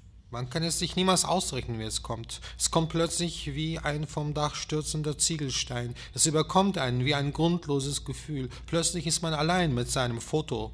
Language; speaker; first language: German; early bilingual, other home language; Turkish